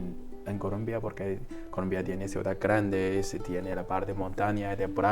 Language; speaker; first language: Spanish; non-native, fluent; Chinese